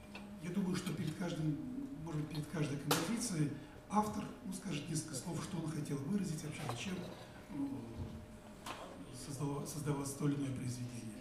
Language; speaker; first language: Russian; native; Russian